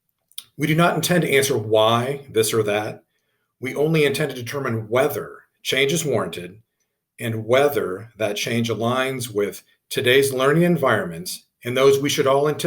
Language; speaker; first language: English; native; English